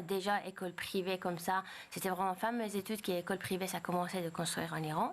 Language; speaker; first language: French; non-native, fluent; Persian